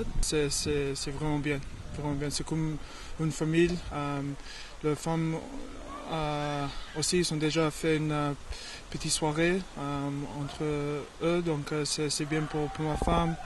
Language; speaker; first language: French; non-native, learner; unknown